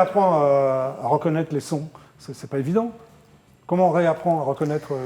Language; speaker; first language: French; native; French